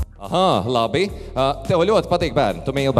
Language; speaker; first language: Latvian; native; Latvian